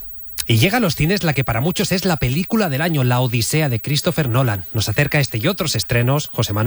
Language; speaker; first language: Spanish; native; Spanish